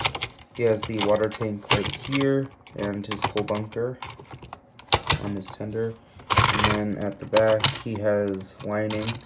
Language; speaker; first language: English; native; English